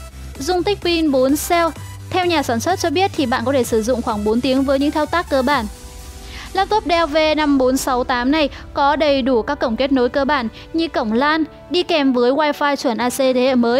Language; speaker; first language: Vietnamese; native; Vietnamese